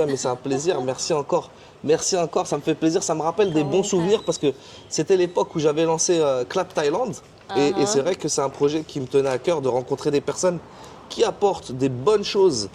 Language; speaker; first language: French; native; French